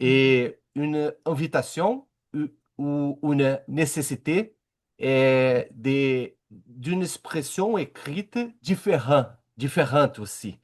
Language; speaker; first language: French; non-native, learner; Portuguese